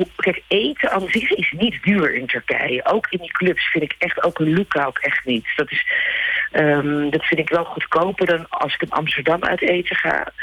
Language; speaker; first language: Dutch; early bilingual, other home language; Turkish